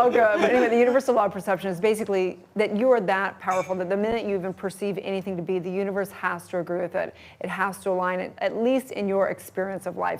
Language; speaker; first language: English; native; English